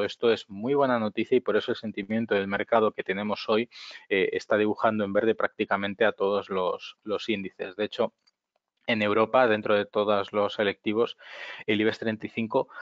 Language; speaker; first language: Spanish; native; Spanish